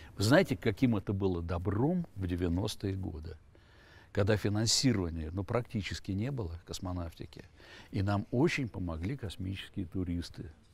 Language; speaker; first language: Russian; native; Russian